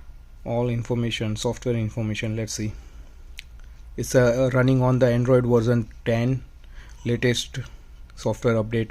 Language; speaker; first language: English; non-native, fluent; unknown